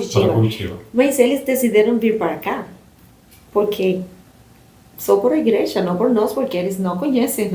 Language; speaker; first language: Portuguese; non-native, learner; Spanish